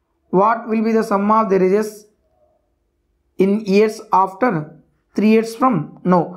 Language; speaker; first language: English; non-native, local second language; Telugu